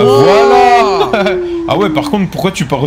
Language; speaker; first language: French; native; French